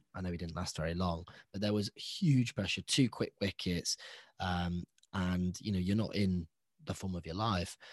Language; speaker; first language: English; early bilingual, other home language; Hindi